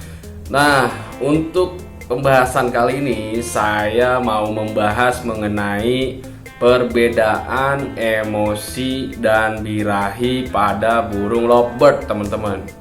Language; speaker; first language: Indonesian; native; Indonesian